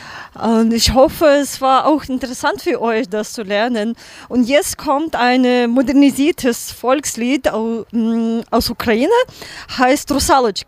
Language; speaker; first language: German; non-native, learner; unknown